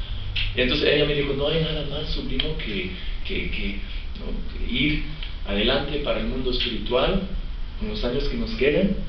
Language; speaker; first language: Spanish; non-native, fluent; French